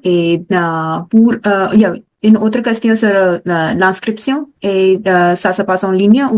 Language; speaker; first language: French; non-native, learner; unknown